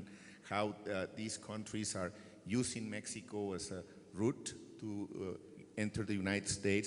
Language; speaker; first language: English; non-native, fluent; Spanish